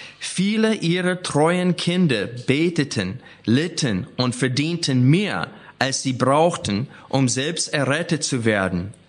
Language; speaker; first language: German; non-native, fluent; English